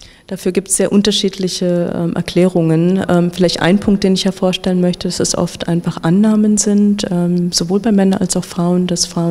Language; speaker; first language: German; native; German